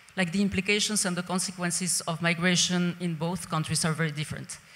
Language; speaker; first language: English; non-native, fluent; Spanish